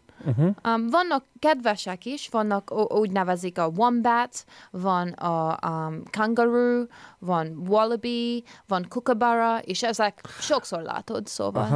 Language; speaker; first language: Hungarian; early bilingual, heritage; English